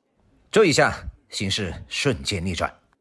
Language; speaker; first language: Chinese; native; Chinese